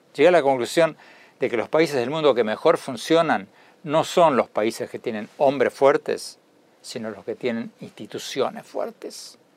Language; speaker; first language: Spanish; native; Spanish